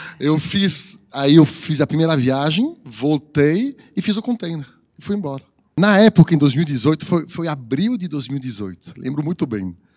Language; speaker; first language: Portuguese; non-native, fluent; French